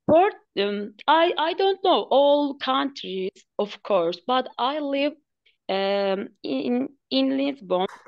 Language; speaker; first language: English; non-native, learner; Turkish